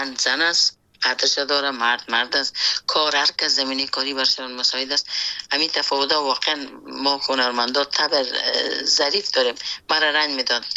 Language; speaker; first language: Persian; native; Persian